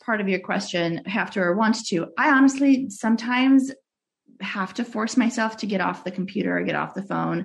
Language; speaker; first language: English; early bilingual, other home language; Russian